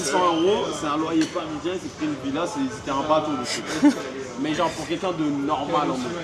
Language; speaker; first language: French; native; French